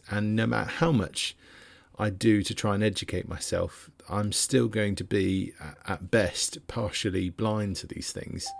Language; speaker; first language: English; native; English